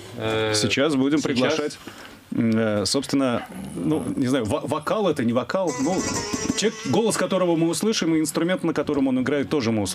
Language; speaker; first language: Russian; native; Russian